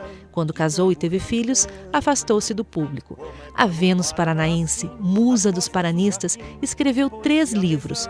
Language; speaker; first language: Portuguese; native; Portuguese